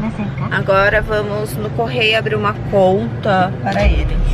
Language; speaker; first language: Portuguese; native; Portuguese